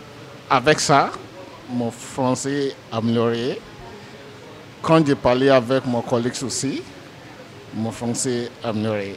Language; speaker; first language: French; non-native, learner; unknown